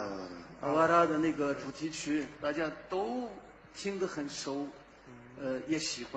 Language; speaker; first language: Chinese; non-native, local second language; Uyghur